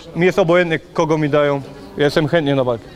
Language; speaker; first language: Polish; early bilingual, heritage; Polish